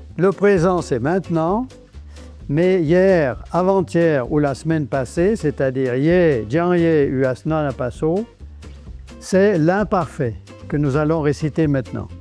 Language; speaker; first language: French; native; French